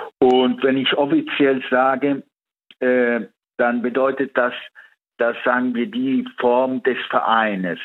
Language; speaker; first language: German; early bilingual, heritage; Italian